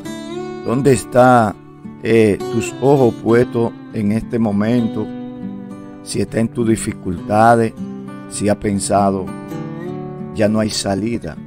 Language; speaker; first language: Spanish; native; Spanish